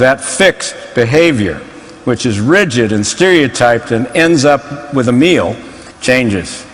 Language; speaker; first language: English; native; English